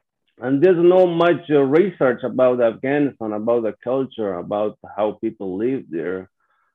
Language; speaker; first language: English; non-native, fluent; Persian